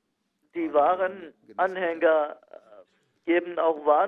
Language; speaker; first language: German; non-native, fluent; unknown